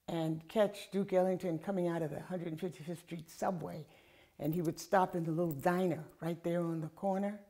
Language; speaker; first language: English; native; English